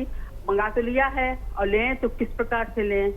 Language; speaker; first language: Hindi; native; Hindi